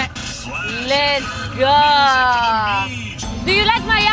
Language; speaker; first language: English; non-native, learner; French